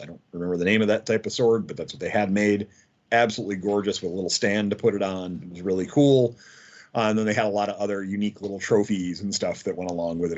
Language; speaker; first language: English; native; English